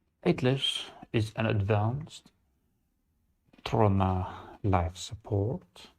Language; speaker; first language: English; non-native, fluent; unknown